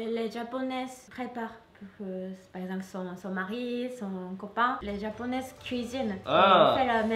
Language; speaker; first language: French; non-native, learner; Japanese